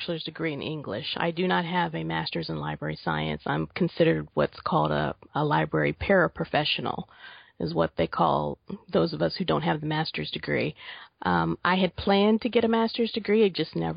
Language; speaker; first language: English; native; English